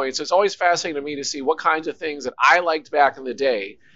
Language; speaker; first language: English; native; English